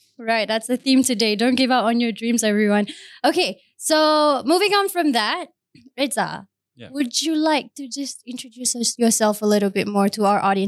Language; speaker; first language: English; non-native, local second language; Malay